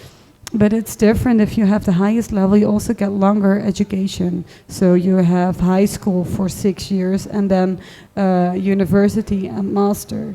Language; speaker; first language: English; non-native, fluent; Dutch